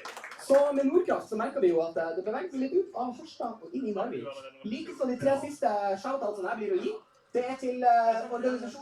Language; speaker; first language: Norwegian; native; Norwegian